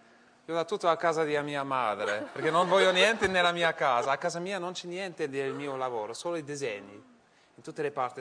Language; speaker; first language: Italian; non-native, fluent; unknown